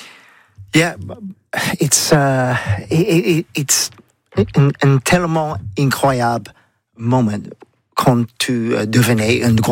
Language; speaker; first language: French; non-native, learner; English